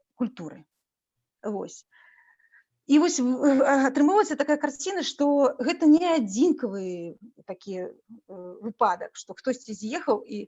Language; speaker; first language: Belarusian; non-native, local second language; Russian